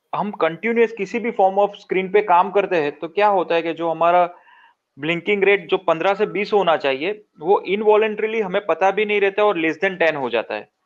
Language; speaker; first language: Hindi; non-native, local second language; Gujarati